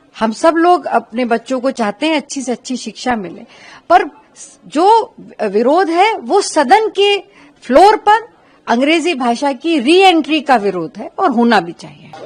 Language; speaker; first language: Hindi; native; Hindi